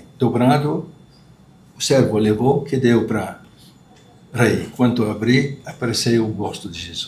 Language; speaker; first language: Portuguese; non-native, fluent; Arabic